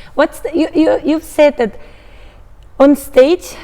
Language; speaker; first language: English; non-native, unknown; Estonian